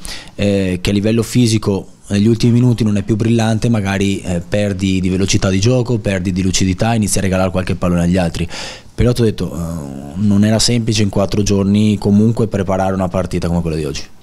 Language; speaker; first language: Italian; native; Italian